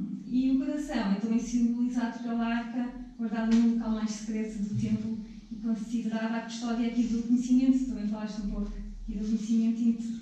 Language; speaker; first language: Portuguese; native; Portuguese